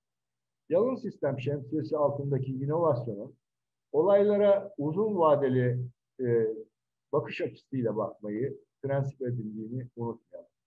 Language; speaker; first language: Turkish; native; Turkish